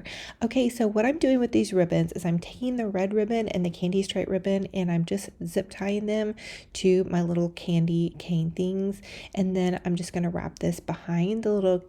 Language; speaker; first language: English; native; English